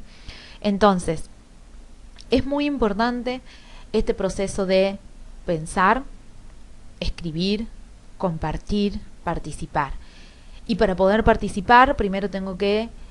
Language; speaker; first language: Spanish; native; Spanish